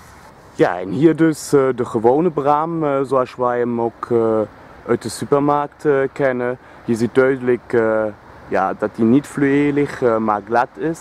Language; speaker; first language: Dutch; non-native, fluent; German